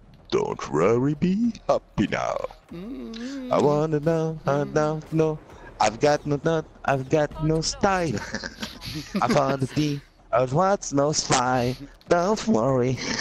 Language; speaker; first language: English; non-native, learner; French